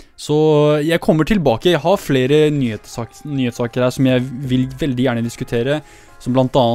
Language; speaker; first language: Norwegian; early bilingual, other home language; Kurdish